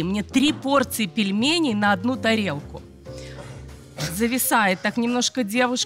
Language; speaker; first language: Russian; native; Russian